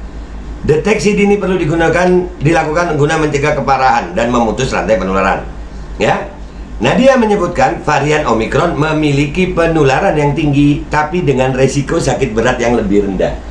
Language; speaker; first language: Indonesian; native; Indonesian